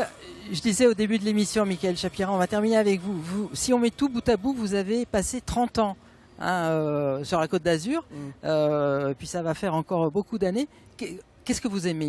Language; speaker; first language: French; native; French